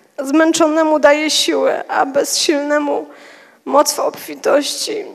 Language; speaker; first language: Polish; native; Polish